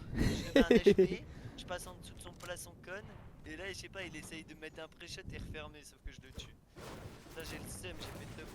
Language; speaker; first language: French; native; French